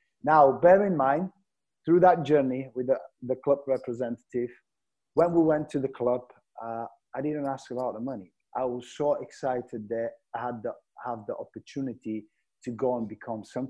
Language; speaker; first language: English; non-native, fluent; Bulgarian